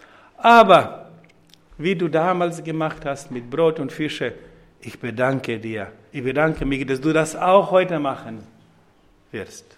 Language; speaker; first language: German; non-native, fluent; Croatian